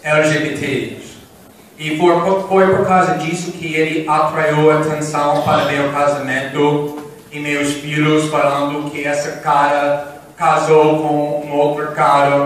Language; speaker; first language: Portuguese; non-native, fluent; English